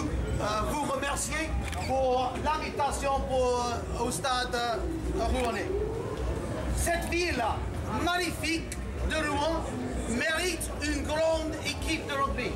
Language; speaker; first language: French; non-native, fluent; English